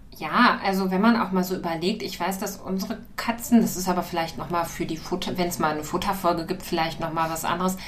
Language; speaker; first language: German; native; German